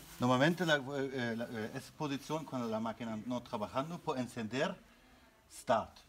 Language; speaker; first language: Spanish; non-native, learner; German